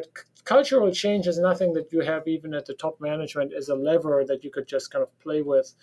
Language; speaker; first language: English; non-native, fluent; German